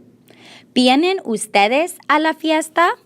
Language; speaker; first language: Spanish; non-native, fluent; English